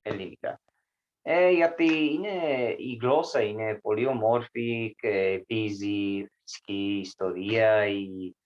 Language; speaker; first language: Greek; non-native, learner; English